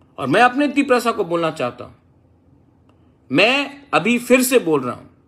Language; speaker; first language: Hindi; non-native, local second language; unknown